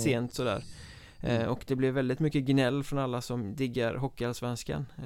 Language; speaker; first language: Swedish; native; Swedish